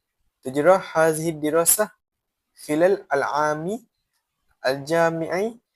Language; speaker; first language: Arabic; non-native, learner; Malay